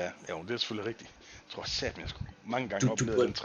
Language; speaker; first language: Danish; native; Danish